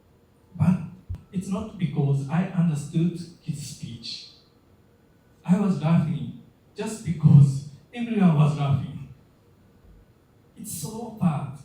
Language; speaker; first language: English; non-native, fluent; Japanese